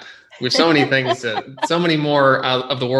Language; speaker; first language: English; native; English